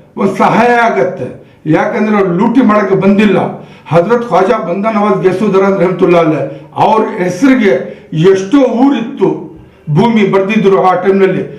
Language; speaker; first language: Kannada; non-native, local second language; Urdu